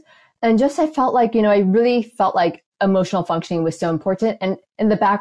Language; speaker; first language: English; native; English